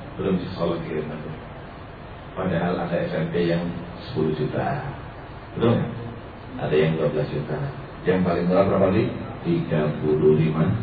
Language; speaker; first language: Indonesian; non-native, local second language; Javanese